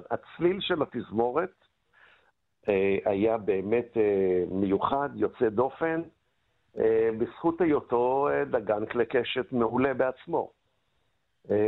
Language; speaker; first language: Hebrew; native; Hebrew